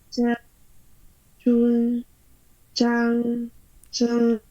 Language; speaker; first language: Chinese; non-native, learner; Indonesian